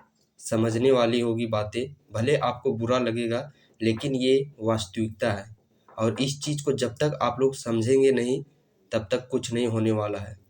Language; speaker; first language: Hindi; native; Hindi